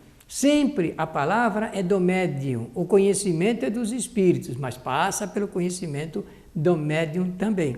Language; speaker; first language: Portuguese; native; Portuguese